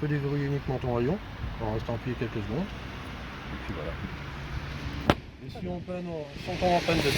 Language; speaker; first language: French; native; French